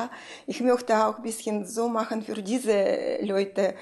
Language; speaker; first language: German; non-native, learner; Russian